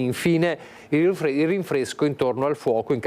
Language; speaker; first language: Italian; native; Italian